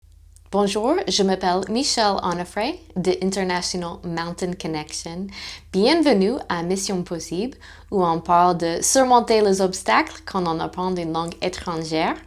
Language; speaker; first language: French; non-native, fluent; English